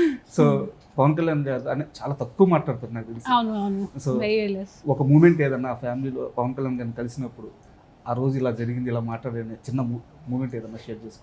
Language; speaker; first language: Telugu; native; Telugu